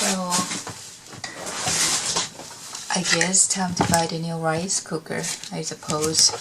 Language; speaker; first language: English; non-native, learner; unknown